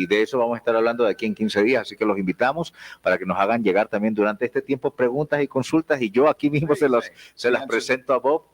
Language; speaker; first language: Spanish; native; Spanish